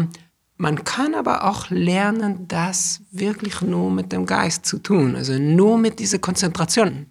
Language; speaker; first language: German; non-native, fluent; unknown